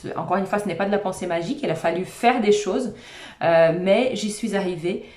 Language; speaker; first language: French; non-native, fluent; Portuguese